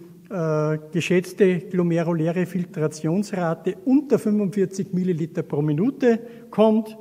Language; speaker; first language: German; native; German